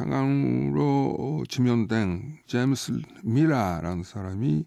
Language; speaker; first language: Korean; native; Korean